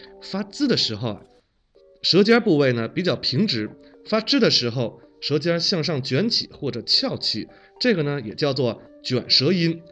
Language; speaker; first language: Chinese; native; Chinese